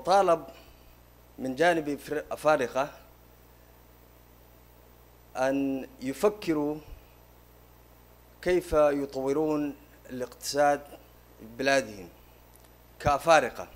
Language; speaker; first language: Arabic; non-native, local second language; Somali